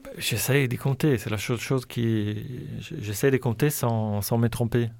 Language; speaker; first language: French; non-native, fluent; Italian